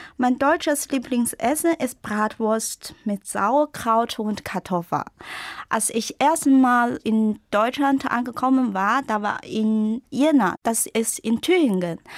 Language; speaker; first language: German; non-native, fluent; Chinese